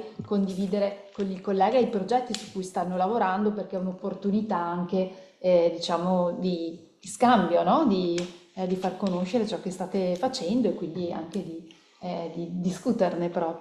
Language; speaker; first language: Italian; native; Italian